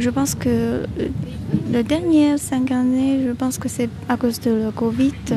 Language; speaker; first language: French; non-native, fluent; Chinese